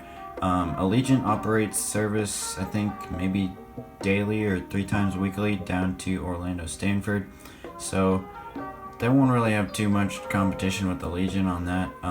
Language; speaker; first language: English; native; English